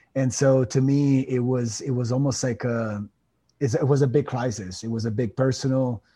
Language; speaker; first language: English; non-native, fluent; Italian